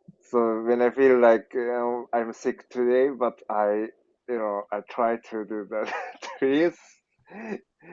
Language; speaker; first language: English; non-native, learner; Japanese